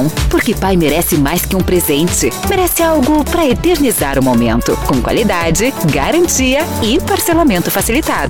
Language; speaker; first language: Portuguese; native; Portuguese